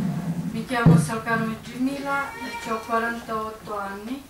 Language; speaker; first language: Italian; non-native, fluent; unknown